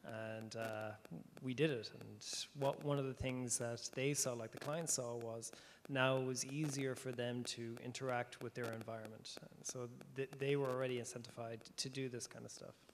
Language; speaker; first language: English; native; English